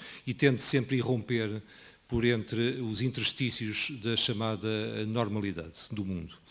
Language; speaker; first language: Portuguese; native; Portuguese